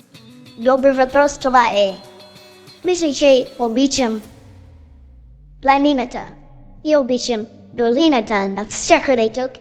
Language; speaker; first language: Bulgarian; non-native, learner; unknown